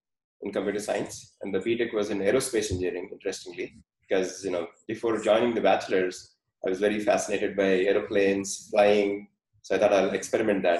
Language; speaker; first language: English; non-native, fluent; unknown